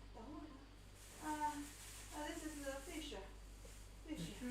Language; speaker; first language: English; non-native, learner; Chinese